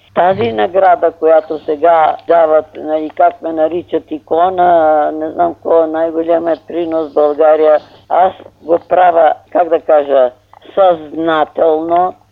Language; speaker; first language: Bulgarian; native; Bulgarian